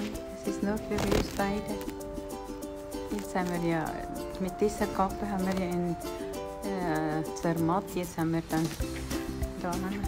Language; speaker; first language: German; non-native, learner; Cebuano